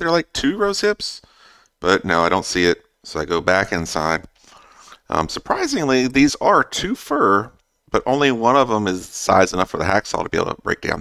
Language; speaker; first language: English; native; English